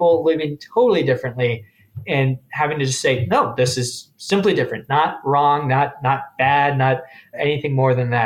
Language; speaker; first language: English; native; English